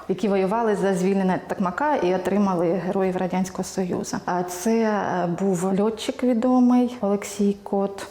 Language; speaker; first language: Ukrainian; native; Ukrainian